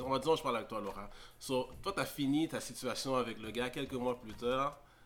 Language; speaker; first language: French; native; French